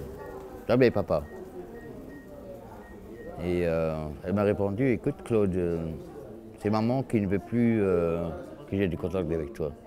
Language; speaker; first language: French; non-native, local second language; Luxembourgish